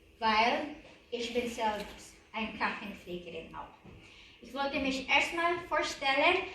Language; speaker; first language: German; non-native, learner; Filipino